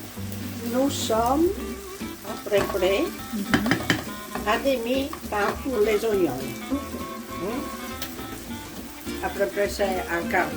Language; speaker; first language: French; non-native, learner; Italian